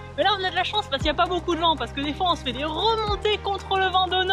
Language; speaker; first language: French; native; French